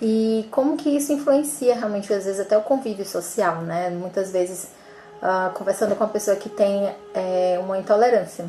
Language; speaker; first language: Portuguese; native; Portuguese